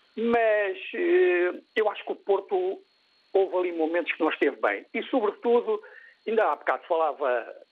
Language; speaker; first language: Portuguese; native; Portuguese